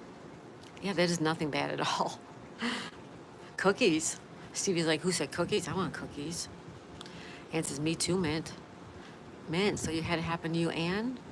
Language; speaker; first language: English; native; English